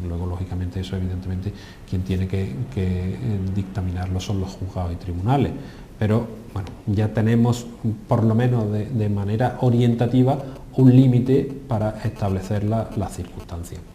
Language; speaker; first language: Spanish; native; Spanish